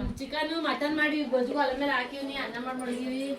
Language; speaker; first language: Kannada; native; Kannada